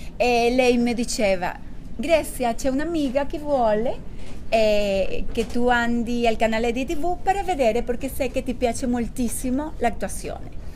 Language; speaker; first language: Italian; non-native, learner; Spanish